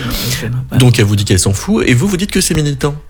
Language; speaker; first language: French; native; French